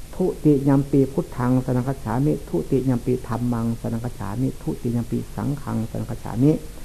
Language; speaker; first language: Thai; non-native, local second language; Lao